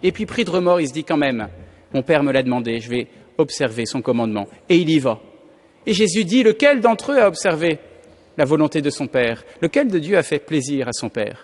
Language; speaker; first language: French; native; French